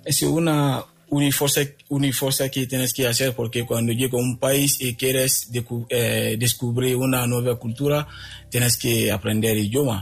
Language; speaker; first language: Spanish; non-native, fluent; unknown